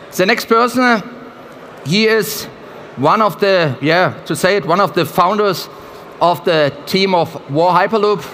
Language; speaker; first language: English; non-native, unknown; German